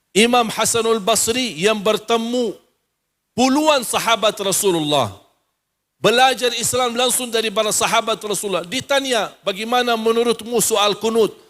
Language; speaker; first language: Malay; non-native, fluent; Arabic